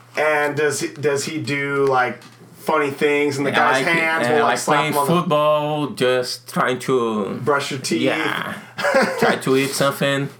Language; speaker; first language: English; non-native, fluent; Portuguese